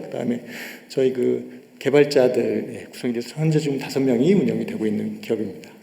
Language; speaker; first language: Korean; native; Korean